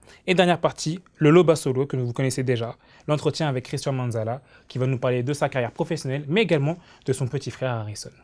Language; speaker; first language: French; native; French